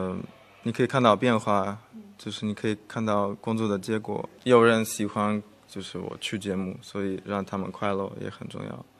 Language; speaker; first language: Chinese; non-native, fluent; Russian